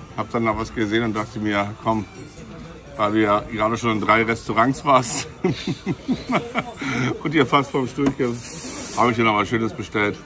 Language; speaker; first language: German; native; German